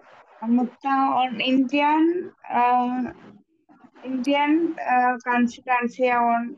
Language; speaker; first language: Finnish; non-native, learner; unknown